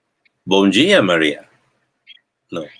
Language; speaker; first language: Portuguese; non-native, learner; English